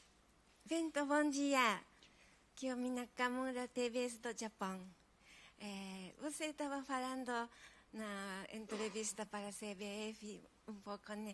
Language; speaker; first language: Portuguese; non-native, fluent; Japanese